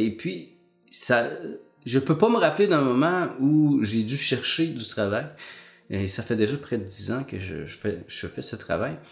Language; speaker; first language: French; native; French